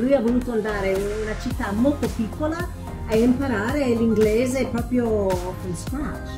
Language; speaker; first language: Italian; non-native, fluent; English